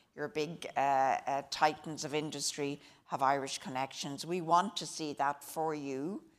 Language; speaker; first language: English; native; English